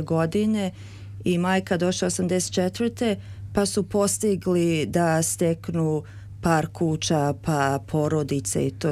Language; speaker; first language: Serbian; early bilingual, heritage; Serbian